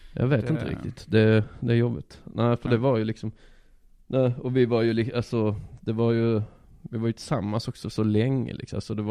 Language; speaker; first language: Swedish; native; Swedish